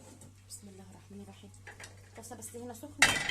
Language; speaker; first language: Arabic; native; Arabic